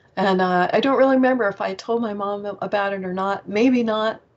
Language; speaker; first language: English; native; English